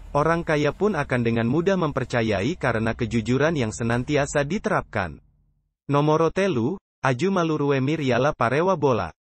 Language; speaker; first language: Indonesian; non-native, local second language; Buginese